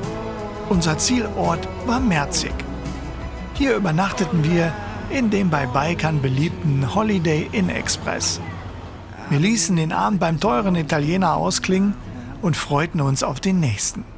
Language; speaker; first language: German; native; German